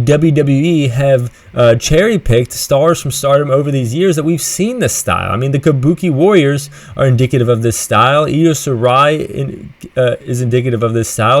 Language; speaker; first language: English; native; English